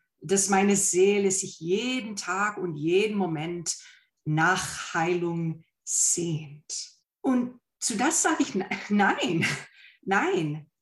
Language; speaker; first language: German; non-native, fluent; English